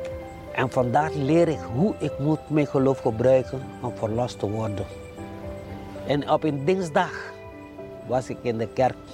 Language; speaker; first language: Dutch; non-native, local second language; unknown